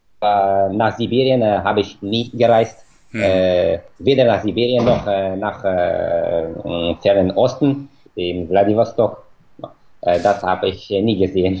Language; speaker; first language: German; non-native, fluent; Russian